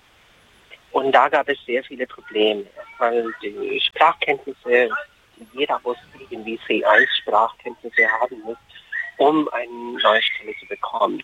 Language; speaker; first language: German; non-native, fluent; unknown